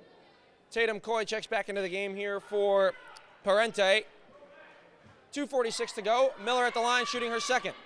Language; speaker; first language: English; native; English